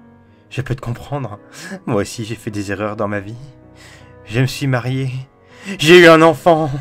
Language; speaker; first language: French; native; French